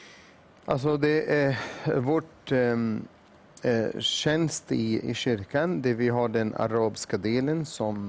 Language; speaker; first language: Swedish; non-native, fluent; Arabic